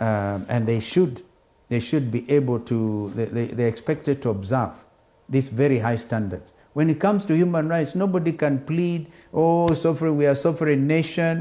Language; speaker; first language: English; non-native, local second language; Kamba